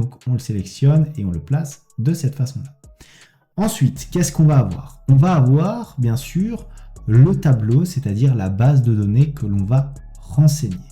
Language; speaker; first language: French; native; French